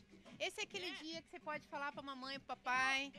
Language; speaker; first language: Portuguese; native; Portuguese